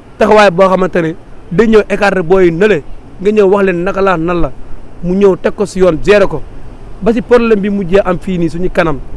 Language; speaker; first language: Wolof; native; Wolof